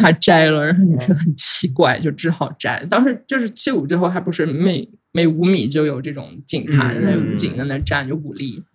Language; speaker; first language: Chinese; non-native, local second language; Uyghur